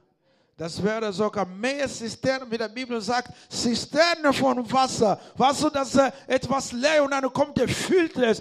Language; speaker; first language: German; non-native, learner; Lingala